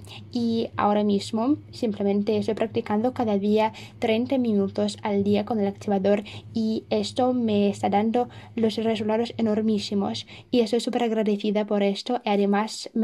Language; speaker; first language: Spanish; non-native, fluent; Russian